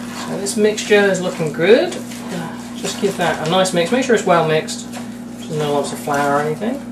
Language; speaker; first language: English; native; English